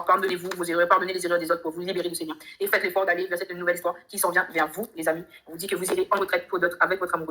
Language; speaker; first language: French; native; French